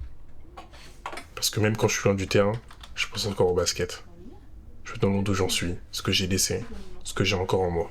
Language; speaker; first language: French; native; French